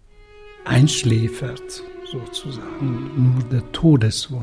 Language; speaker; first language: German; non-native, fluent; Russian